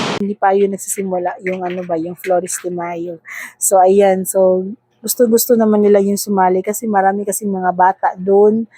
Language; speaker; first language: Filipino; non-native, local second language; Cebuano